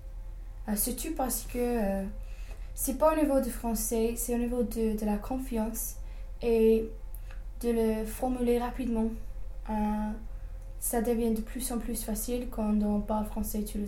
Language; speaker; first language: French; non-native, fluent; English